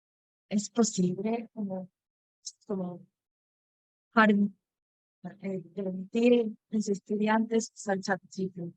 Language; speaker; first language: Spanish; non-native, learner; Japanese